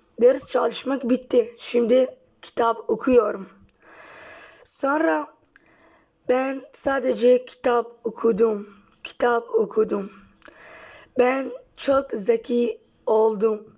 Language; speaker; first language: Turkish; non-native, learner; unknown